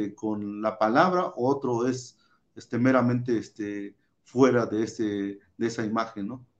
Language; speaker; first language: Spanish; non-native, local second language; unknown